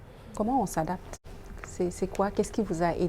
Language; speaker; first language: French; native; French